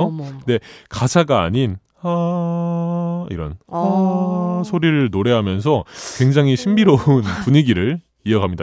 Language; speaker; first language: Korean; native; Korean